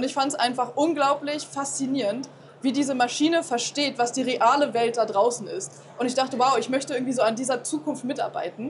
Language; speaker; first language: German; native; German